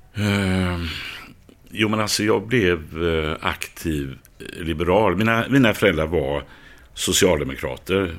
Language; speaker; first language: Swedish; native; Swedish